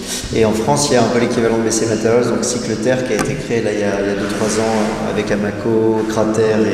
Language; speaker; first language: French; native; French